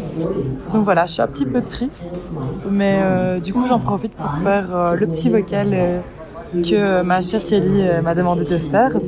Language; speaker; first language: French; native; French